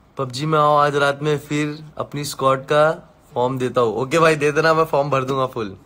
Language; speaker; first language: Hindi; native; Hindi